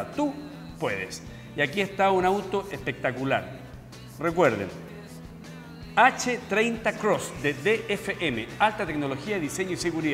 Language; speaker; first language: Spanish; native; Spanish